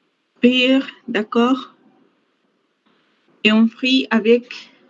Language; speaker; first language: French; non-native, fluent; Spanish